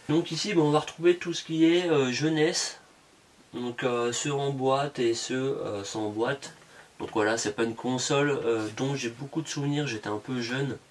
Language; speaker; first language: French; native; French